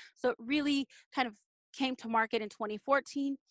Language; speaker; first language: English; native; English